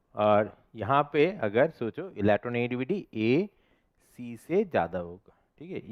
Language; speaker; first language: Hindi; non-native, local second language; Bangla